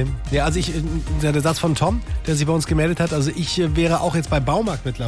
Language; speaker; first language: German; native; German